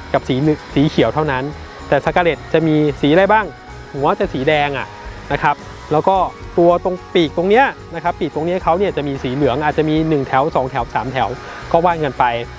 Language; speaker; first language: Thai; native; Thai